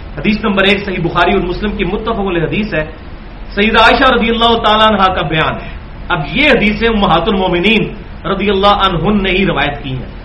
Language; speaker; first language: Urdu; non-native, local second language; Punjabi